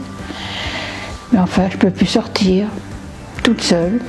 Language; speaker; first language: French; native; French